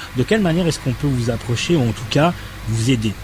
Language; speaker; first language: French; native; French